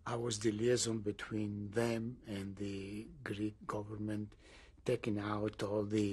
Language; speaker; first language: English; non-native, fluent; Greek